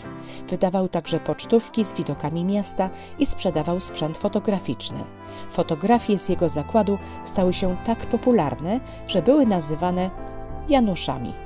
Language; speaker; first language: Polish; native; Polish